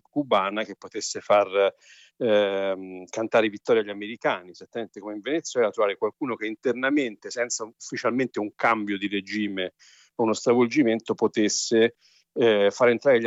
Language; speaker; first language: Italian; native; Italian